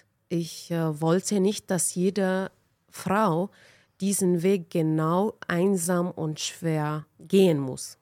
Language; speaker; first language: German; non-native, fluent; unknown